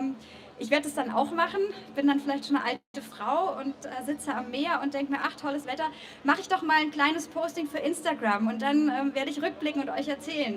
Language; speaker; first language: German; native; German